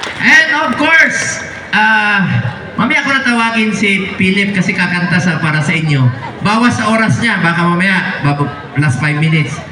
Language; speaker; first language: Filipino; non-native, local second language; Cebuano